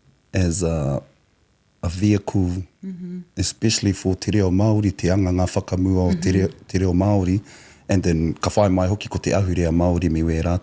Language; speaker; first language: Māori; non-native, local second language; English